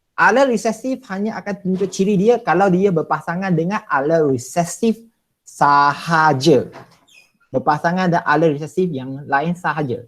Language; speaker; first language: Malay; non-native, local second language; Chinese